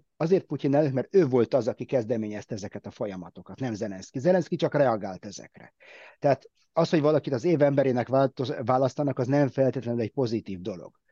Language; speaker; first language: Hungarian; early bilingual, heritage; Hungarian